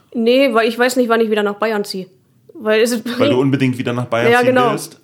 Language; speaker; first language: German; native; German